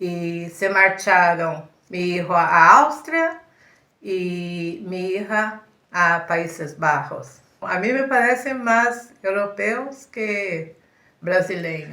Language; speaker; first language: Spanish; early bilingual, heritage; Spanish